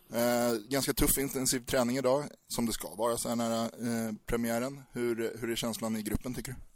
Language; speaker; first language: Swedish; native; Swedish